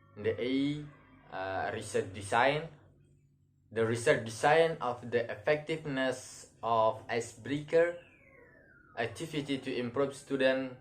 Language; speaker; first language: English; non-native, learner; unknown